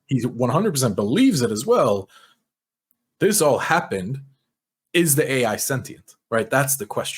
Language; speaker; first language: English; native; English